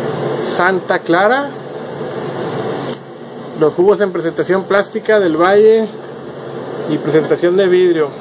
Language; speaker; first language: Spanish; native; Spanish